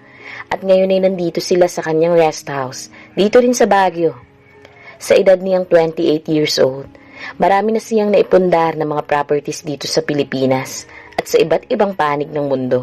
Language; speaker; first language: Filipino; native; Filipino